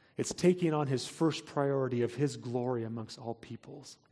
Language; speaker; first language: English; native; English